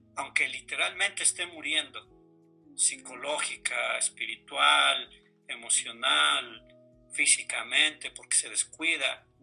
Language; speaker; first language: Spanish; native; Spanish